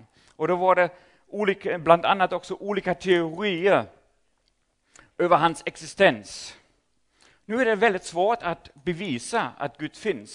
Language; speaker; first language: Swedish; non-native, fluent; German